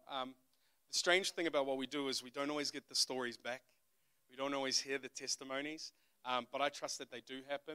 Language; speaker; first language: English; native; English